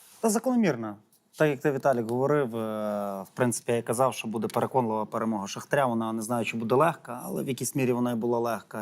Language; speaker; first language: Ukrainian; native; Ukrainian